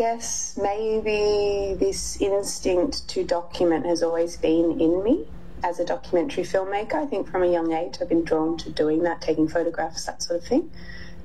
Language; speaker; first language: English; native; English